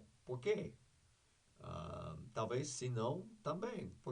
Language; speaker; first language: Portuguese; non-native, fluent; English